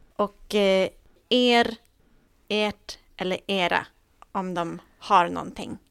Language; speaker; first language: Swedish; native; Swedish